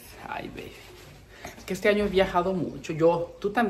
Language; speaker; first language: Spanish; native; Spanish